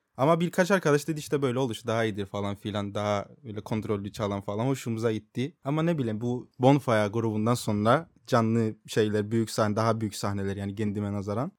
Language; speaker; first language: Turkish; native; Turkish